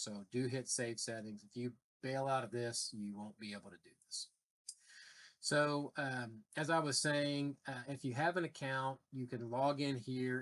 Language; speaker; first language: English; native; English